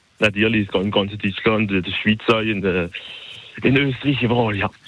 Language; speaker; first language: German; non-native, local second language; French